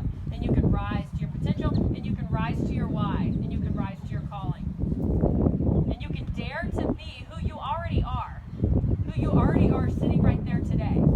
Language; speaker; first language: English; native; English